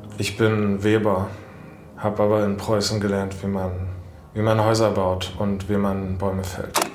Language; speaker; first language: German; native; German